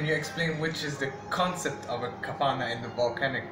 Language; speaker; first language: English; non-native, fluent; French